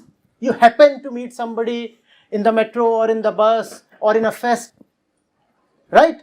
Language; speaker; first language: English; non-native, local second language; Hindi